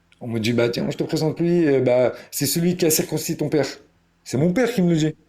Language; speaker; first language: French; early bilingual, other home language; Arabic